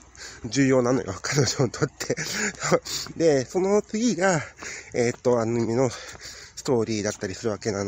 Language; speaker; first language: Japanese; native; Japanese